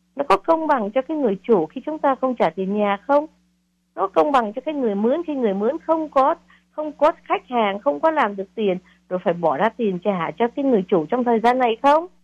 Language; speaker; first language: Vietnamese; native; Vietnamese